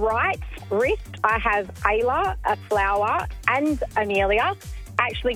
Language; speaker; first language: English; native; English